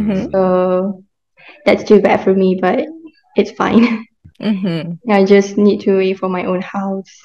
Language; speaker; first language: English; non-native, local second language; Malay